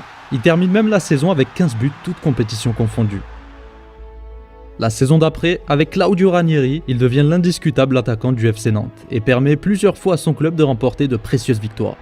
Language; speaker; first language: French; native; French